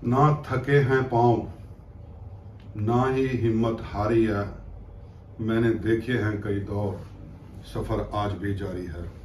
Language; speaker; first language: Hindi; non-native, local second language; Punjabi